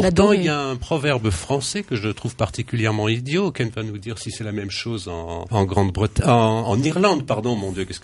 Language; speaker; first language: French; native; French